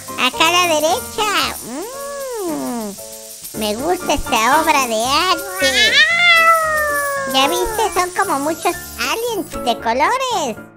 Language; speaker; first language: Spanish; native; Spanish